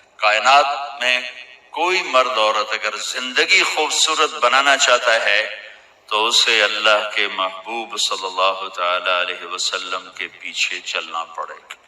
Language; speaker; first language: Urdu; non-native, local second language; Punjabi